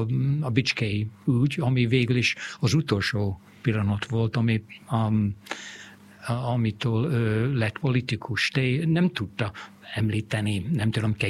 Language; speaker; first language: Hungarian; non-native, fluent; English